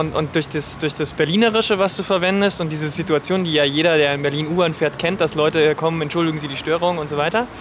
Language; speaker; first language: German; native; German